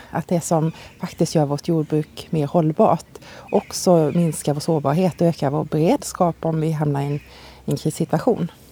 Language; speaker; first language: Swedish; native; Swedish